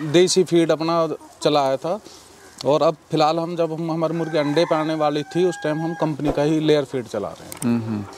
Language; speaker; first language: Hindi; native; Hindi